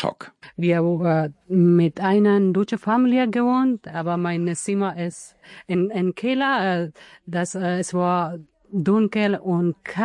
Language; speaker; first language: German; non-native, learner; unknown